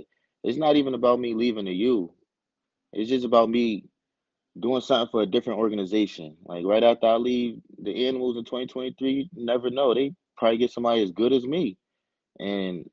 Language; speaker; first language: English; native; English